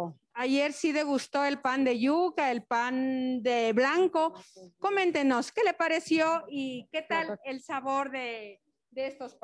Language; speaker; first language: Spanish; native; Spanish